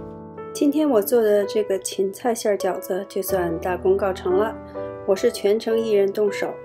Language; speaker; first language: Chinese; native; Chinese